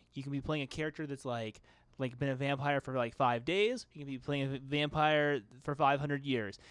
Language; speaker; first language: English; native; English